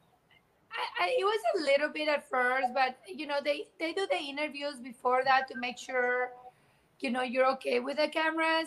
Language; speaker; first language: English; non-native, fluent; Spanish